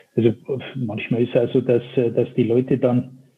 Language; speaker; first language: German; native; German